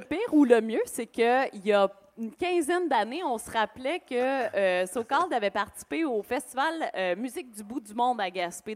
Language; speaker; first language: French; native; French